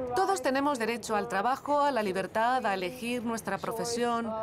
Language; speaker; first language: Spanish; non-native, fluent; Swedish